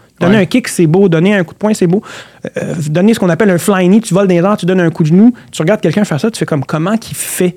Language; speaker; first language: French; early bilingual, other home language; Arabic